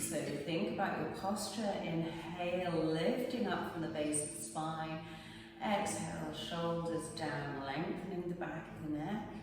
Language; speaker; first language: English; native; English